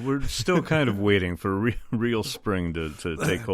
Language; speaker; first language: English; native; English